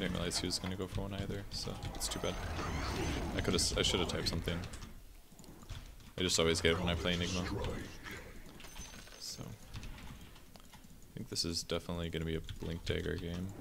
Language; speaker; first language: English; native; English